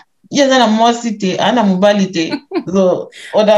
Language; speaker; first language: German; early bilingual, other home language; Lingala